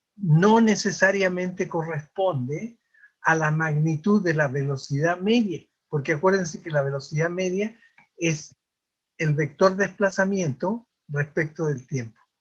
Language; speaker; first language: Spanish; native; Spanish